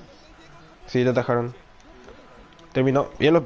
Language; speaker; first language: Spanish; native; Spanish